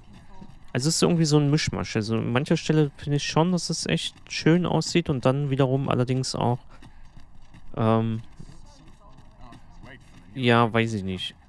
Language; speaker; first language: German; native; German